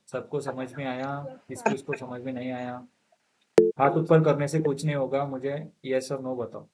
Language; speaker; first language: Hindi; non-native, local second language; Marathi